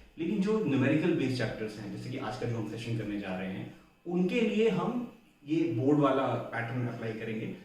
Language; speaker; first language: Hindi; native; Hindi